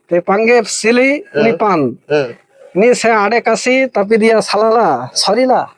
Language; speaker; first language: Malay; non-native, learner; Bangla